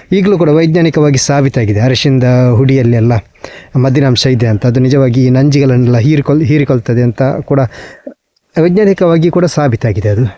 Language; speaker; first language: Kannada; non-native, local second language; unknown